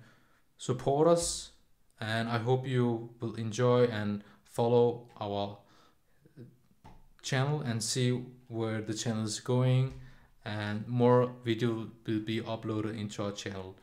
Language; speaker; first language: English; non-native, fluent; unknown